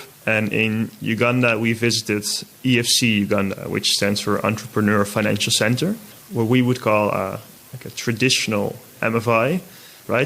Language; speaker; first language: English; non-native, fluent; Dutch